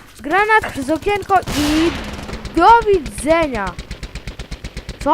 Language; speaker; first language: Polish; native; Polish